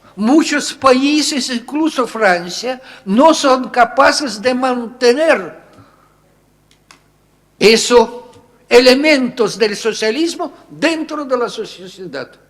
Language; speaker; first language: Spanish; non-native, fluent; Russian